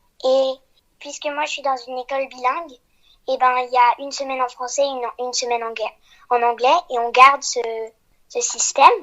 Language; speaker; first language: French; early bilingual, heritage; French